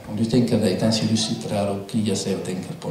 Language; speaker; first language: Swedish; non-native, fluent; Arabic